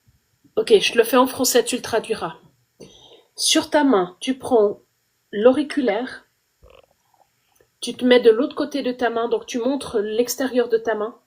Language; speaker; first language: French; native; French